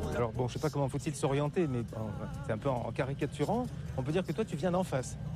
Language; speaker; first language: French; native; French